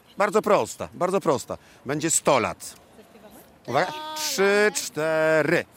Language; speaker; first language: Polish; native; Polish